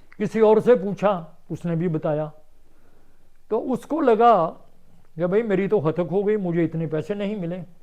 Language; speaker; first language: Hindi; non-native, local second language; Punjabi